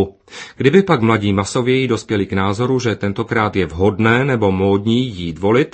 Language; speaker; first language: Czech; native; Czech